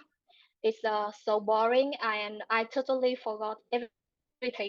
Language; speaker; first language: English; non-native, learner; Vietnamese